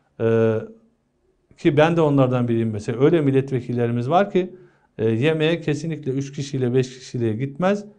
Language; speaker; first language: Turkish; native; Turkish